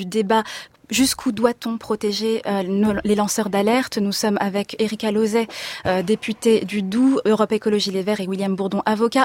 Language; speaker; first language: French; native; French